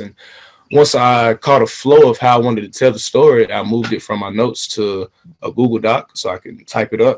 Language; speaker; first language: English; native; English